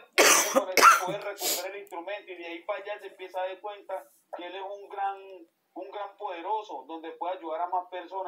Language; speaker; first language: Spanish; native; Spanish